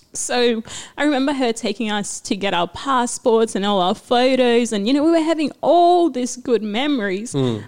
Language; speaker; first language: English; early bilingual, other home language; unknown